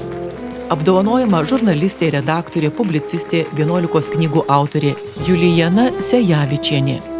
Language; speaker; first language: Lithuanian; native; Lithuanian